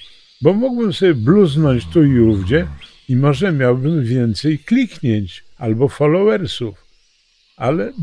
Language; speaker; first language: Polish; native; Polish